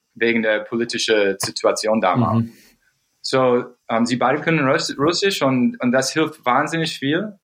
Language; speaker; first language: German; non-native, fluent; English